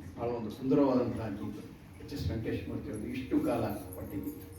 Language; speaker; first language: Kannada; native; Kannada